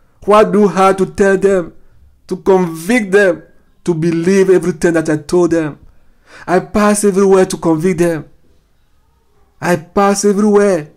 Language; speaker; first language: English; non-native, fluent; Ewe